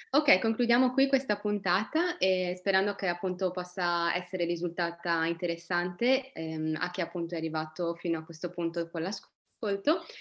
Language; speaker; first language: Italian; early bilingual, other home language; Arabic